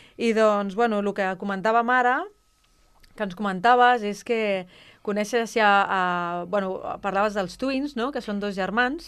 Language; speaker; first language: Catalan; non-native, local second language; Spanish